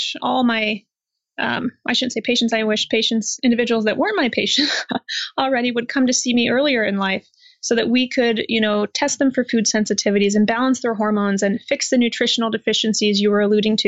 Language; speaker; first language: English; native; English